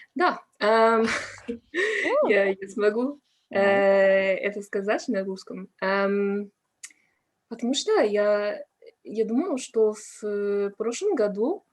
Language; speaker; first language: Russian; non-native, learner; English